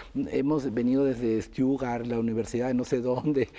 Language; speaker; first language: Spanish; native; Spanish